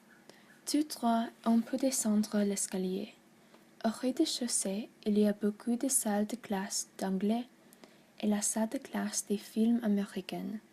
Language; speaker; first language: French; non-native, learner; English